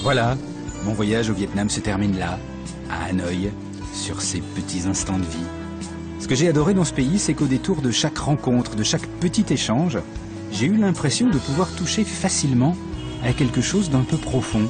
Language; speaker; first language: French; native; French